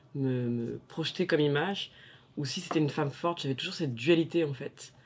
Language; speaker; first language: French; native; French